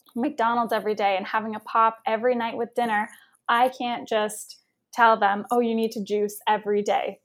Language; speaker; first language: English; native; English